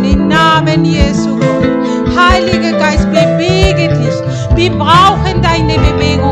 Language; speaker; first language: German; non-native, fluent; Spanish